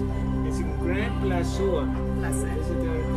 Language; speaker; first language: Spanish; non-native, learner; English